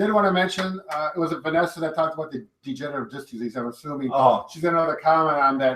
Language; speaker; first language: English; native; English